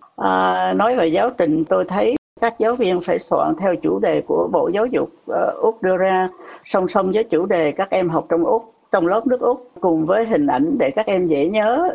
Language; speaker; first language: Vietnamese; native; Vietnamese